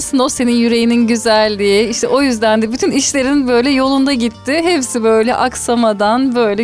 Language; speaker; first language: Turkish; native; Turkish